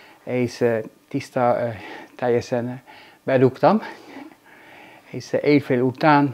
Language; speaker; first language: Hungarian; non-native, learner; Dutch